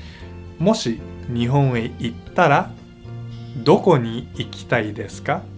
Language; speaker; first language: Japanese; non-native, fluent; Filipino